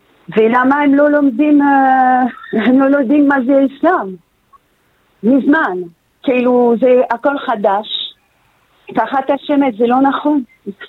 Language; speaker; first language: Hebrew; non-native, fluent; French